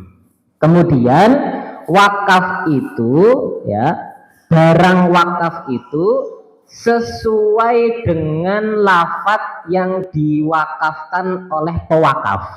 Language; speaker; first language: Indonesian; native; Indonesian